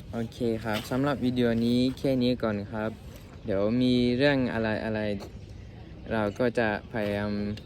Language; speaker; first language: Thai; non-native, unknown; Turkish